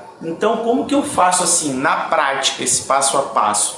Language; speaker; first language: Portuguese; native; Portuguese